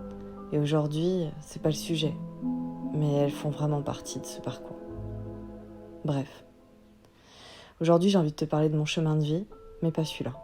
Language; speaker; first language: French; native; French